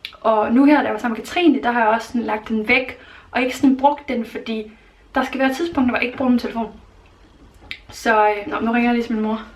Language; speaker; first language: Danish; native; Danish